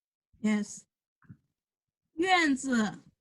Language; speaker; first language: Chinese; non-native, fluent; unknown